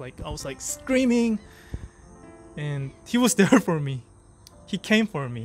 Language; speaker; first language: English; early bilingual, other home language; Korean